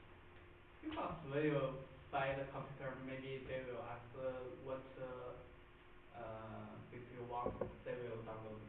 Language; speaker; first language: English; non-native, learner; Chinese